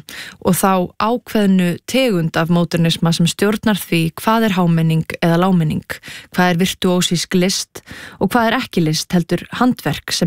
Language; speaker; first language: Icelandic; native; Icelandic